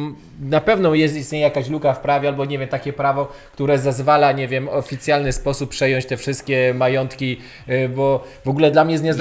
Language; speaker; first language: Polish; native; Polish